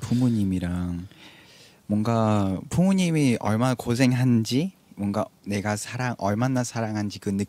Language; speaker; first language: Korean; non-native, fluent; Vietnamese